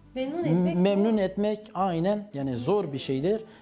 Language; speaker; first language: Turkish; native; Turkish